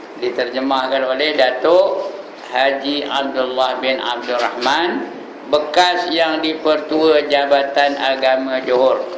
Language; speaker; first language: Malay; native; Malay